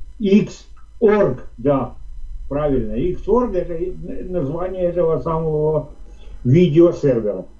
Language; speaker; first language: Russian; native; Russian